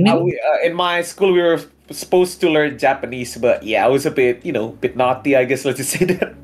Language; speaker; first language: English; early bilingual, other home language; Indonesian